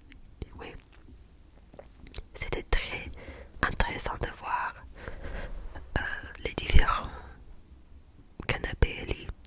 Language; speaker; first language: French; non-native, learner; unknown